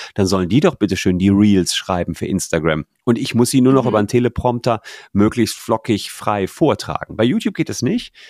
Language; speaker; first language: German; native; German